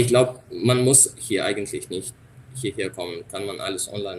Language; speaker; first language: German; non-native, fluent; Russian